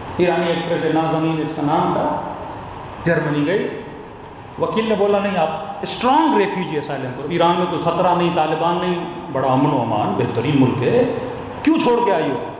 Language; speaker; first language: Urdu; early bilingual, heritage; Urdu